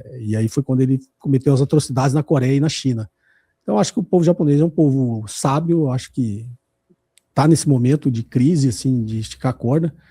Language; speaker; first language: Portuguese; native; Portuguese